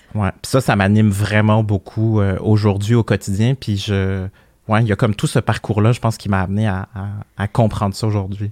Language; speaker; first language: French; early bilingual, other home language; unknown